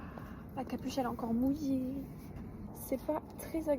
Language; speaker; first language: French; native; French